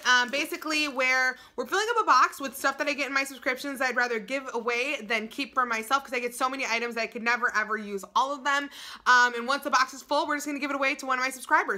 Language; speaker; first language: English; native; English